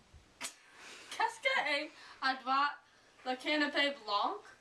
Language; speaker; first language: French; non-native, learner; English